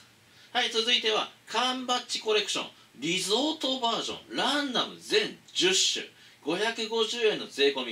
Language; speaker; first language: Japanese; native; Japanese